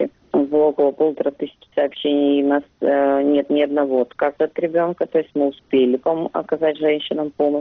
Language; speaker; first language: Russian; native; Russian